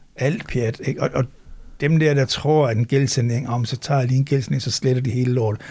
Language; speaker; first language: Danish; native; Danish